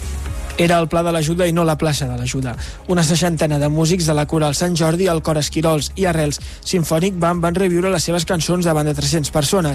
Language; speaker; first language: Catalan; native; Catalan